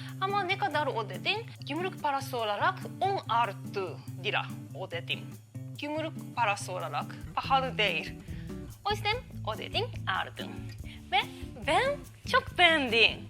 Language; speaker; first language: Turkish; non-native, learner; Japanese